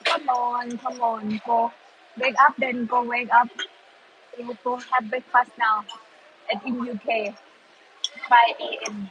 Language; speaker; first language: English; non-native, learner; Thai